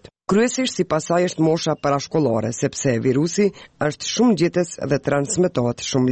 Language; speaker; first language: Albanian; native; Albanian